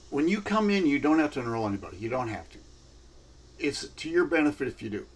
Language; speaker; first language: English; native; English